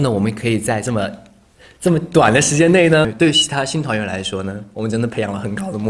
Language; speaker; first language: Chinese; native; Chinese